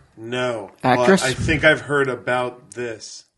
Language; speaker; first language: English; native; English